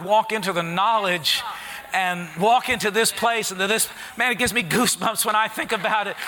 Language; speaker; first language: English; native; English